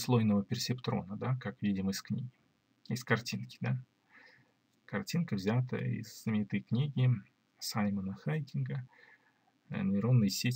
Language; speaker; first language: Russian; native; Russian